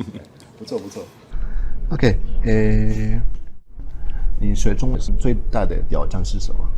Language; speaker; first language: Chinese; non-native, fluent; Spanish